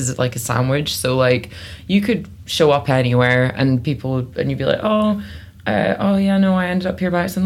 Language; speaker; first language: English; native; English